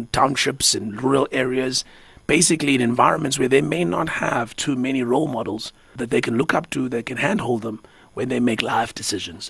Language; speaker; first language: English; non-native, local second language; Zulu